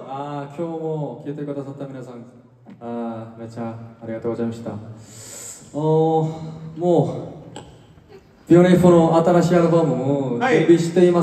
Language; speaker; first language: Japanese; non-native, fluent; Korean